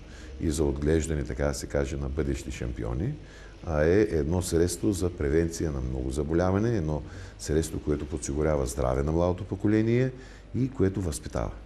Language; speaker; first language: Bulgarian; native; Bulgarian